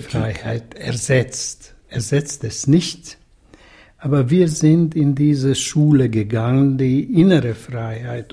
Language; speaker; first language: German; non-native, fluent; Russian